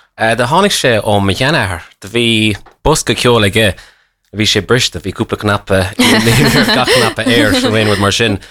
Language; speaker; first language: Irish; non-native, local second language; English